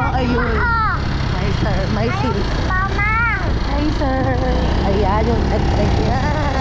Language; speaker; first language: Filipino; non-native, local second language; Iloko